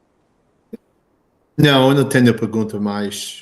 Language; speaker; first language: Portuguese; non-native, learner; English